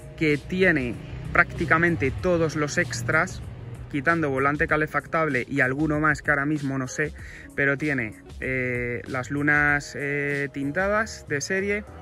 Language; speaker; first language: Spanish; native; Spanish